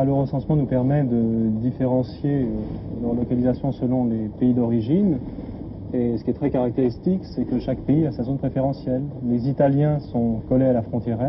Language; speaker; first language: French; native; French